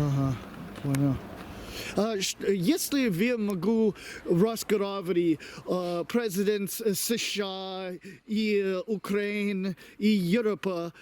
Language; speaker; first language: Russian; non-native, learner; English